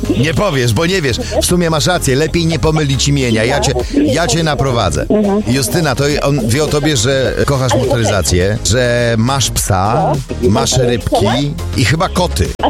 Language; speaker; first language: Polish; native; Polish